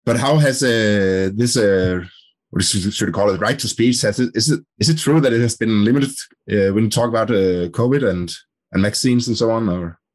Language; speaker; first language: English; non-native, fluent; Danish